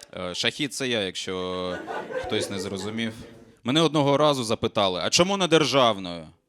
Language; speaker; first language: Ukrainian; non-native, local second language; Russian